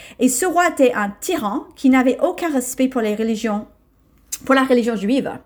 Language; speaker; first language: French; non-native, fluent; English